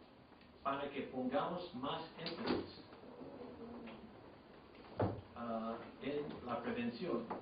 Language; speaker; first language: Spanish; non-native, fluent; English